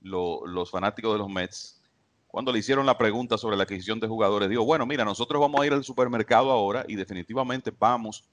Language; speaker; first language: Spanish; native; Spanish